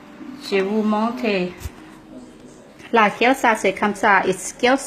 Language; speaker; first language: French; non-native, learner; Thai